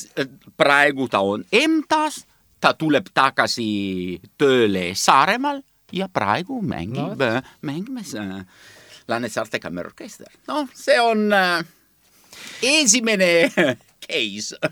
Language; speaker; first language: Estonian; non-native, learner; Italian